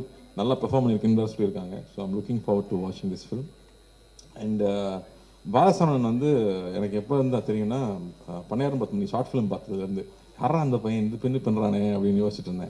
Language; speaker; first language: Tamil; native; Tamil